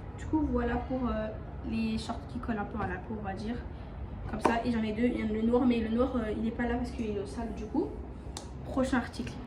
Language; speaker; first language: French; early bilingual, other home language; Bambara